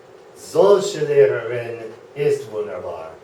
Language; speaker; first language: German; non-native, fluent; English